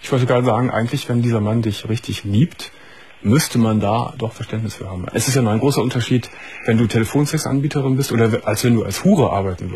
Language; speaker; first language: German; native; German